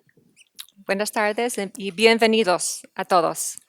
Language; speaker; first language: Spanish; non-native, fluent; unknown